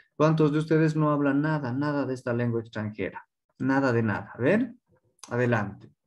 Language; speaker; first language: Spanish; non-native, local second language; Quechua